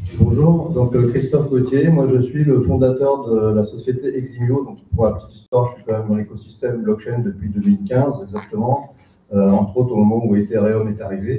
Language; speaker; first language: French; native; French